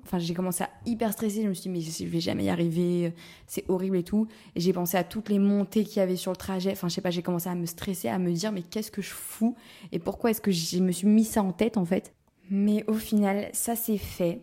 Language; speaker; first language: French; native; French